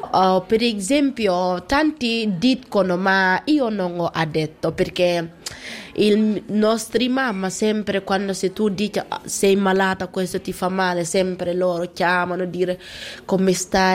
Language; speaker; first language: Italian; non-native, learner; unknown